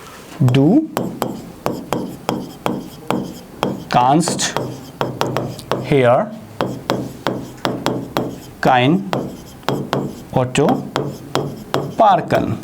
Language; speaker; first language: German; non-native, fluent; Hindi